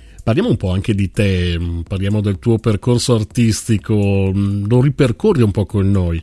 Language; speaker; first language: Italian; native; Italian